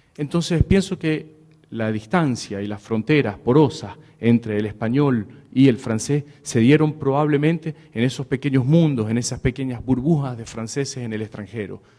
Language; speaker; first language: Spanish; native; Spanish